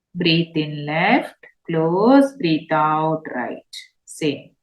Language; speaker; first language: English; non-native, local second language; Telugu